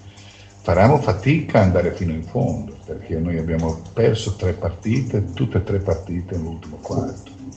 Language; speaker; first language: Italian; non-native, fluent; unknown